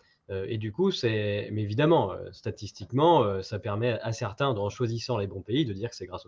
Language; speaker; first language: French; native; French